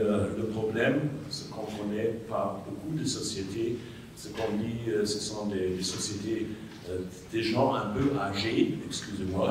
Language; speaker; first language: French; native; French